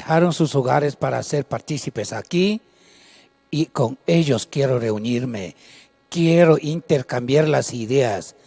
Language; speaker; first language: Spanish; non-native, local second language; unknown